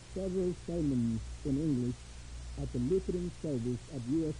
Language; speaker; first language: English; non-native, fluent; Korean